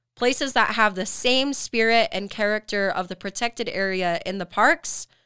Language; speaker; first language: English; native; English